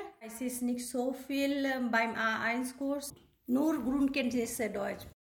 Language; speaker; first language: German; non-native, learner; Bangla